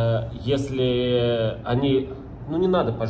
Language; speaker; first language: Russian; native; Russian